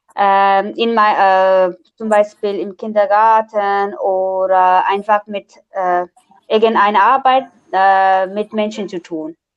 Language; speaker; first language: German; non-native, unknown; Nepali